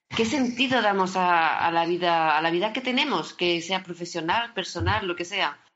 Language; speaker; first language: Spanish; early bilingual, heritage; French